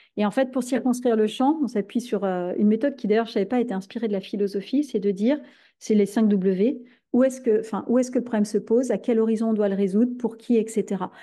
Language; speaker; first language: French; native; French